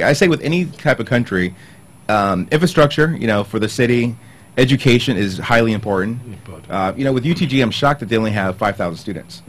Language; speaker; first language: English; native; English